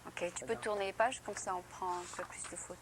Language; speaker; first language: French; native; French